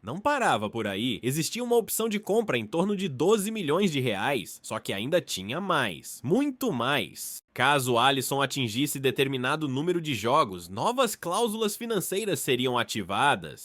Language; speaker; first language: Portuguese; native; Portuguese